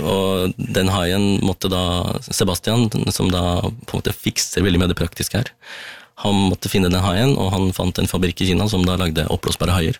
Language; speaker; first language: Norwegian; early bilingual, other home language; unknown